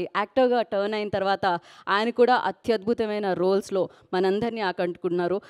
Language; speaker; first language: Telugu; native; Telugu